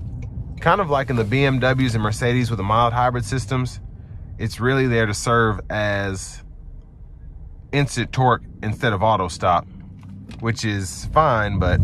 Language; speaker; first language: English; native; English